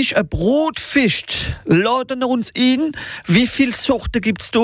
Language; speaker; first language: German; non-native, local second language; Swiss German